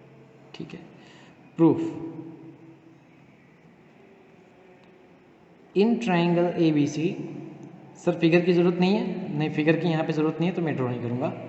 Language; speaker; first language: Hindi; native; Hindi